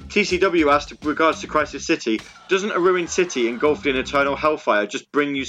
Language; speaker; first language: English; native; English